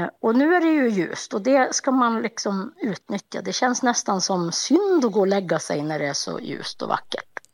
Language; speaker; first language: Swedish; native; Swedish